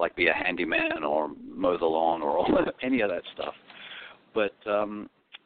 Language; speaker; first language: English; non-native, local second language; Greek